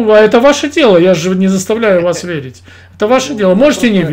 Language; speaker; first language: Russian; native; Russian